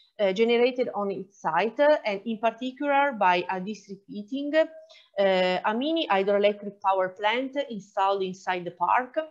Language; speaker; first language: English; non-native, fluent; Italian